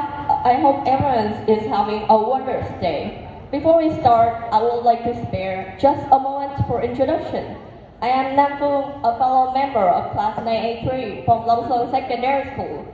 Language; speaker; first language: English; non-native, fluent; Vietnamese